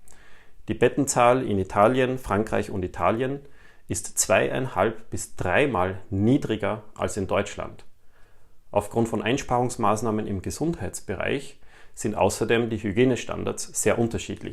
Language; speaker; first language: German; native; German